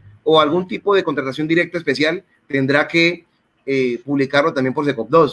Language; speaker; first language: Spanish; native; Spanish